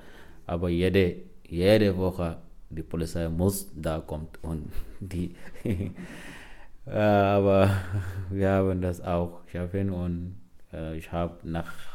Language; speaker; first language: German; non-native, learner; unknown